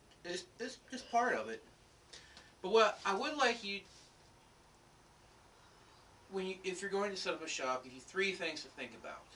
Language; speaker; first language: English; native; English